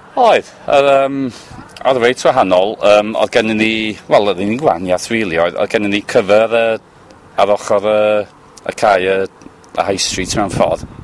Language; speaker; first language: Welsh; native; Welsh